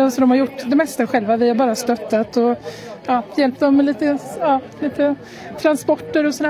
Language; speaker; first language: Swedish; native; Swedish